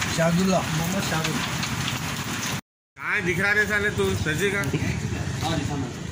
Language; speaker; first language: Hindi; non-native, local second language; Urdu